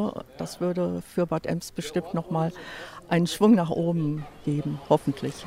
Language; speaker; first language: German; native; German